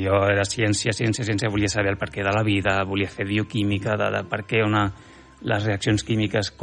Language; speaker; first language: Catalan; native; Catalan